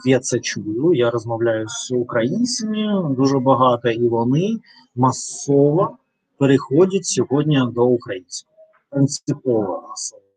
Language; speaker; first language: Ukrainian; non-native, learner; Russian